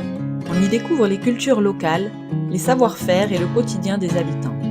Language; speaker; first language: French; native; French